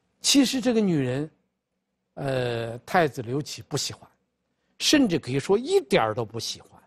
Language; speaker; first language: Chinese; native; Chinese